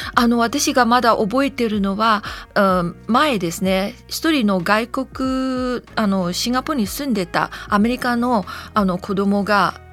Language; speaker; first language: Japanese; non-native, fluent; Chinese